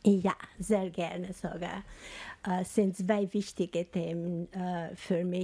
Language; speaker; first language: German; non-native, learner; Albanian